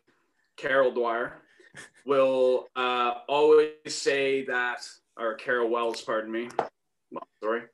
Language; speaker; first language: English; native; English